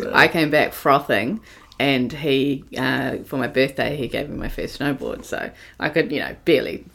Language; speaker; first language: English; native; English